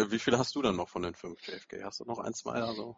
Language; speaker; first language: German; native; German